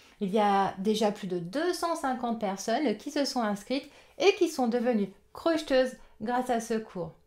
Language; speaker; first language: French; native; French